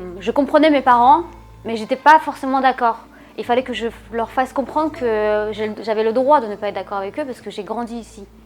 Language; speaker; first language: French; early bilingual, other home language; Wu Chinese